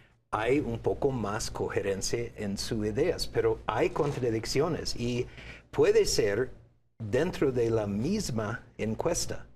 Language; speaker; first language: Spanish; non-native, fluent; English